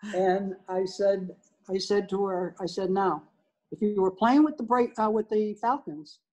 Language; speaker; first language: English; native; English